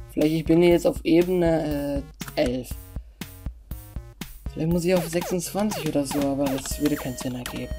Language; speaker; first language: German; native; German